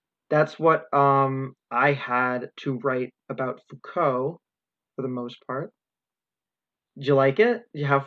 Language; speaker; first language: English; native; English